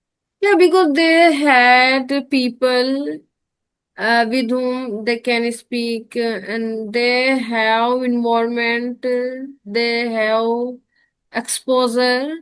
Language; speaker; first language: English; non-native, learner; Hindi